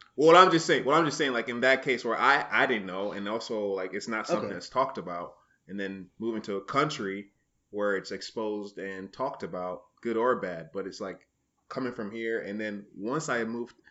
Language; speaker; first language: English; native; English